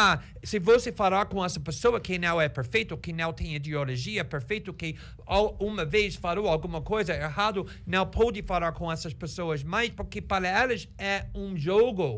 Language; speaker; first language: Portuguese; non-native, fluent; English